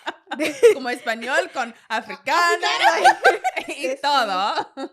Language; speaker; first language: Spanish; non-native, learner; English